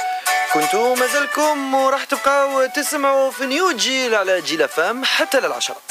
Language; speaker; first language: Arabic; native; Arabic